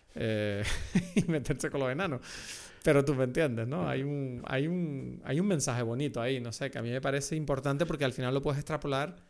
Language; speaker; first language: Spanish; native; Spanish